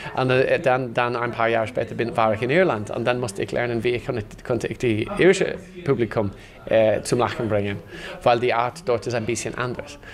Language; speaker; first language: German; non-native, fluent; English